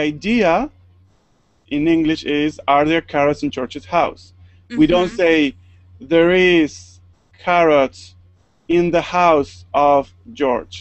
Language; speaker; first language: English; non-native, fluent; Spanish